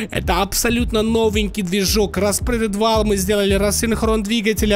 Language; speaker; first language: Russian; native; Russian